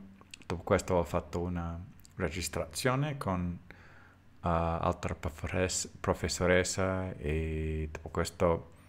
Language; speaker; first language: Italian; non-native, learner; English